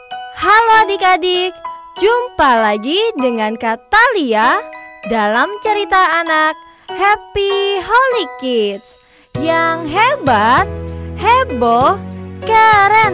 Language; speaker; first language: Indonesian; native; Indonesian